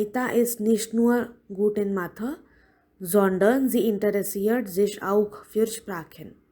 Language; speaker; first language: German; non-native, fluent; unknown